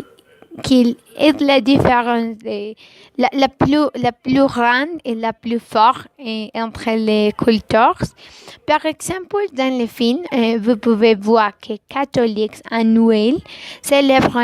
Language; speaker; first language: French; non-native, learner; Spanish